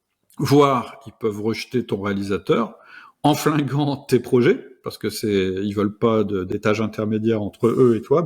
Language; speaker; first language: French; native; French